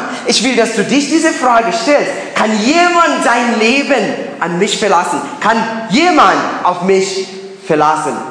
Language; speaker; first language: German; non-native, learner; English